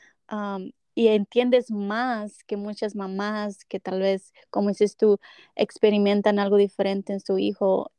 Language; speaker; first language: Spanish; early bilingual, heritage; Spanish